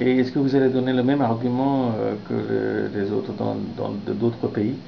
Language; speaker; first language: French; non-native, fluent; Bangla